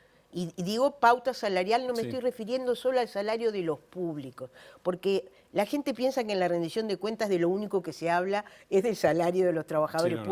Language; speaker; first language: Spanish; native; Spanish